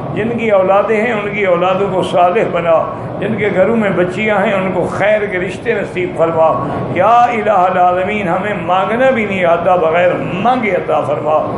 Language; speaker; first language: Urdu; native; Urdu